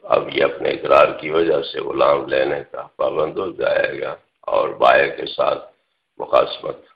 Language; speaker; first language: Urdu; non-native, local second language; Punjabi